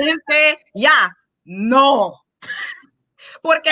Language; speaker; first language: Spanish; non-native, learner; English